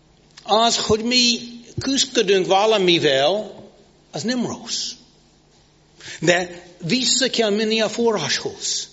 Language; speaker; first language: Hungarian; non-native, fluent; English